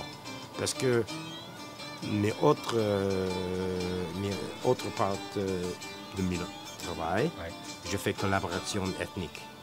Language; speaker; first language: French; non-native, learner; English